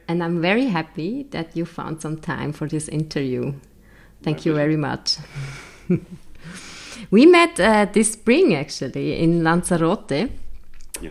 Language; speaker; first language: English; non-native, fluent; German